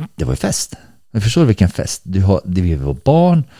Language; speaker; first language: Swedish; early bilingual, other home language; Bosnian